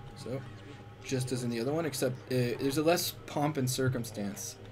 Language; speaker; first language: English; native; English